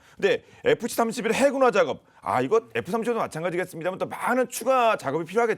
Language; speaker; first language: Korean; native; Korean